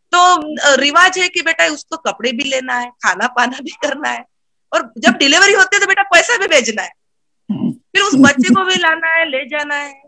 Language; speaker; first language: Hindi; non-native, local second language; Marathi